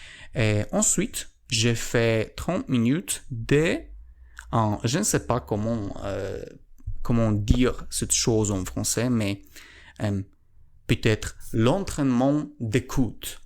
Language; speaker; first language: French; non-native, learner; Polish